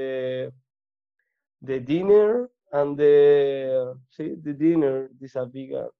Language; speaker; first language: English; non-native, learner; Spanish